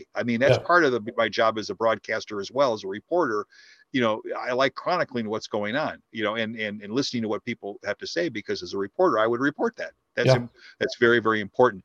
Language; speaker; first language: English; native; English